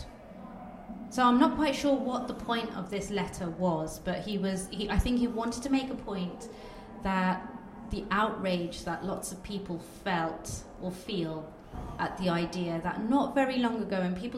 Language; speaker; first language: English; non-native, local second language; Bangla